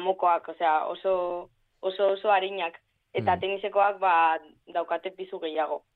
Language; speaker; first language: Basque; non-native, local second language; Spanish